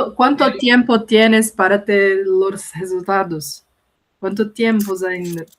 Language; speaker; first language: Spanish; non-native, learner; Portuguese